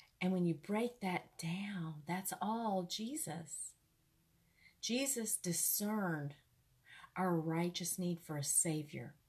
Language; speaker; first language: English; native; English